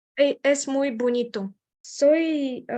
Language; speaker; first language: Spanish; non-native, learner; Bulgarian